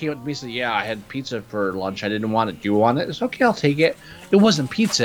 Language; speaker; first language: English; native; English